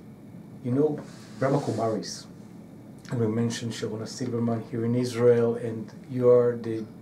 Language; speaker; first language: English; non-native, fluent; Hebrew